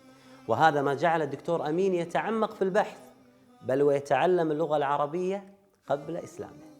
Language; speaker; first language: Arabic; native; Arabic